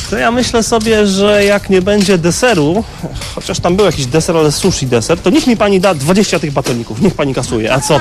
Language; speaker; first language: Polish; native; Polish